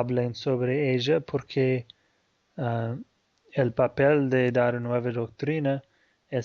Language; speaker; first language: Spanish; non-native, fluent; Portuguese